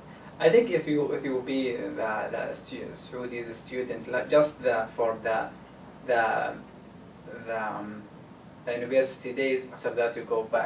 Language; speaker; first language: English; non-native, learner; Arabic